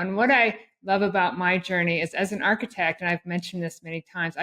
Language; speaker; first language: English; native; English